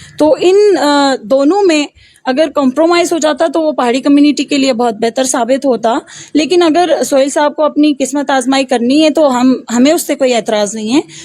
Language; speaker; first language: Hindi; non-native, local second language; Pahari-Potwari